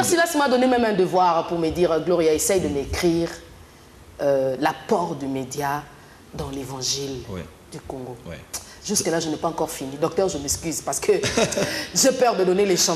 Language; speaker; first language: French; non-native, local second language; Lingala